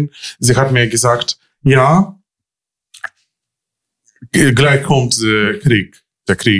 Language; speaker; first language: German; non-native, learner; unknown